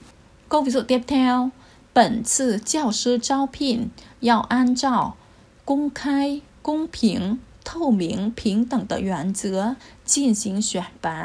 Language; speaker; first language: Chinese; non-native, fluent; Vietnamese